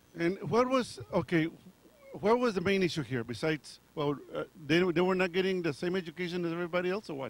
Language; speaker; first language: English; early bilingual, other home language; Spanish